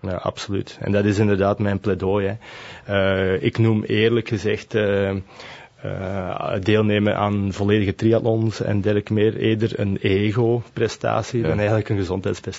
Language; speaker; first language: Dutch; native; Dutch